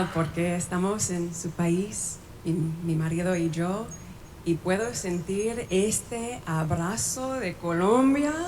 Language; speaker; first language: Spanish; non-native, learner; English